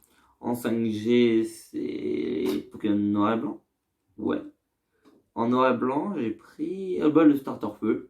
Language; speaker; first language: French; native; French